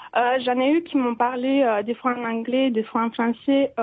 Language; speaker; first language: French; non-native, fluent; Romanian